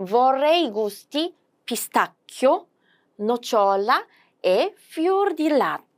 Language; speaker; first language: Italian; non-native, fluent; Korean